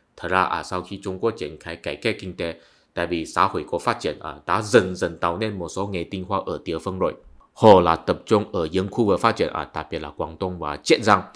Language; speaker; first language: Vietnamese; non-native, fluent; Chinese